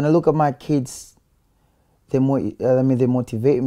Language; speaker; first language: English; non-native, local second language; Swahili